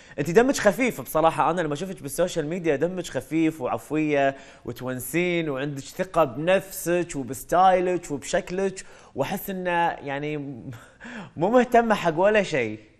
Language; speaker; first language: Arabic; native; Arabic